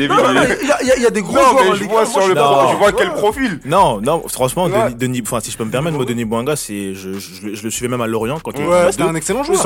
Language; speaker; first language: French; native; French